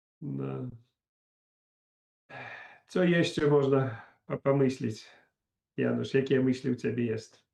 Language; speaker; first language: Polish; non-native, learner; Belarusian